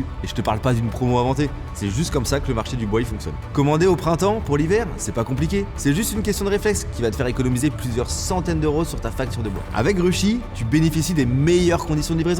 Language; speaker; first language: French; native; French